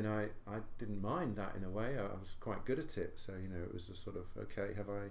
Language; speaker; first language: English; native; English